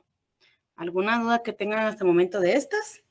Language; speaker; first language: Spanish; native; Spanish